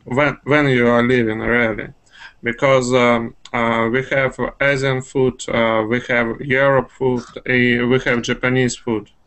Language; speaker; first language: English; non-native, fluent; Russian